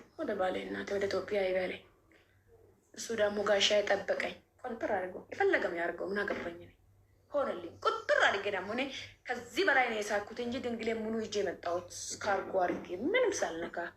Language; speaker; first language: Amharic; non-native, local second language; Oromo